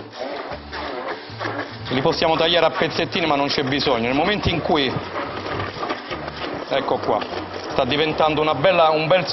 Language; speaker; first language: Italian; native; Italian